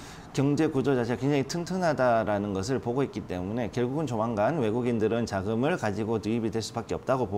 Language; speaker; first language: Korean; native; Korean